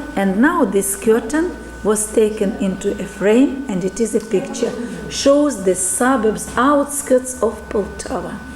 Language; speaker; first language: English; non-native, fluent; Ukrainian